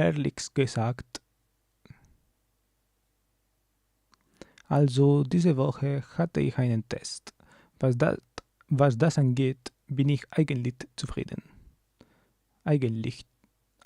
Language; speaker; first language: German; non-native, learner; English